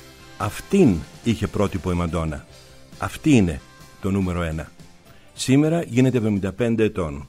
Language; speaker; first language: Greek; native; Greek